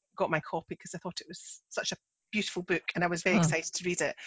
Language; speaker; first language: English; native; English